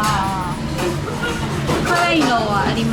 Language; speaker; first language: Japanese; non-native, learner; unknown